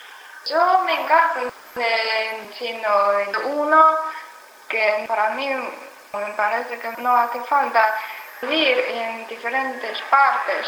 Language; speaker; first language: Spanish; non-native, learner; Chinese